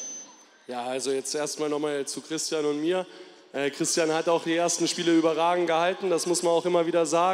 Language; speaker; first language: German; native; German